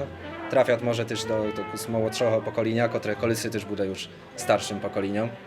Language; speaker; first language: Polish; non-native, local second language; Rusyn